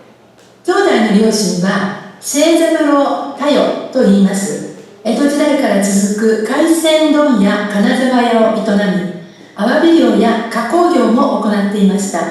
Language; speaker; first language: Japanese; native; Japanese